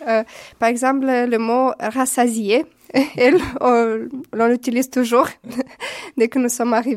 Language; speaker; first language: French; non-native, fluent; Romanian